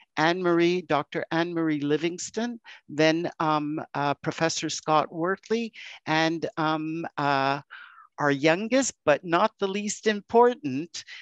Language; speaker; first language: English; native; English